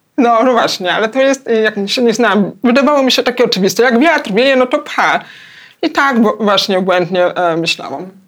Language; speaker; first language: Polish; early bilingual, heritage; Polish